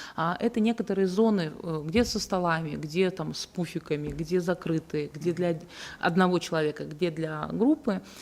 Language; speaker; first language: Russian; native; Russian